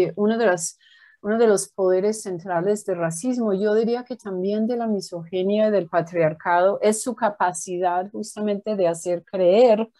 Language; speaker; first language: Spanish; non-native, fluent; English